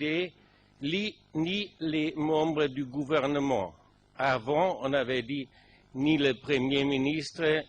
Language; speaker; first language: French; non-native, fluent; German